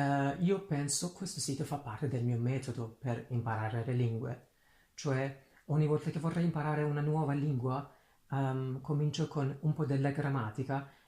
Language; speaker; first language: Italian; non-native, fluent; Persian